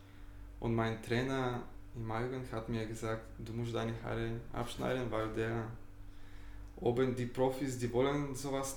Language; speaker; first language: German; non-native, fluent; Bulgarian